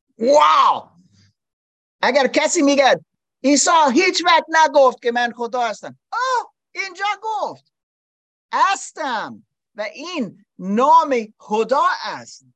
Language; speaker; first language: Persian; non-native, learner; English